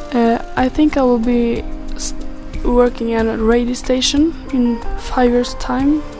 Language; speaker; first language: English; non-native, learner; Swedish